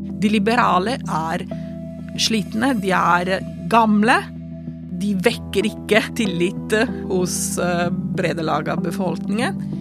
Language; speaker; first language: Norwegian; non-native, fluent; Italian